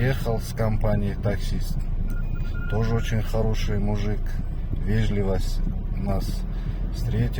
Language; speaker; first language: Russian; non-native, local second language; Kazakh